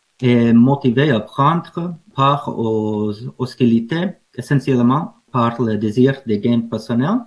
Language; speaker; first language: French; non-native, fluent; English